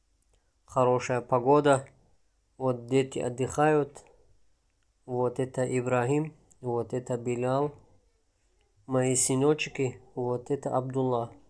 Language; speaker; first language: Russian; non-native, local second language; Tajik